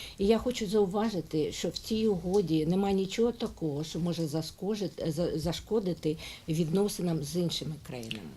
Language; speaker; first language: Ukrainian; native; Ukrainian